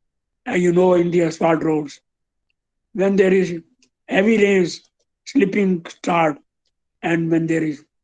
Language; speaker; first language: English; non-native, local second language; Hindi